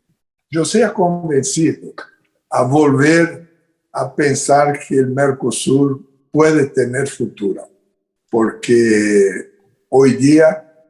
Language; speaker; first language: Spanish; non-native, fluent; Portuguese